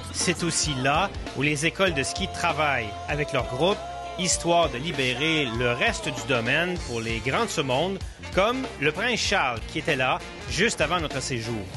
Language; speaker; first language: French; native; French